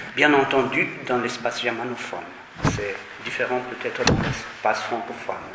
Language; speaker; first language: French; non-native, fluent; German